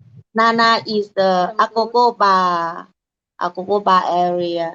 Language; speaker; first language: English; non-native, learner; Thai